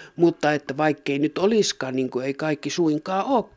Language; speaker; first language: Finnish; native; Finnish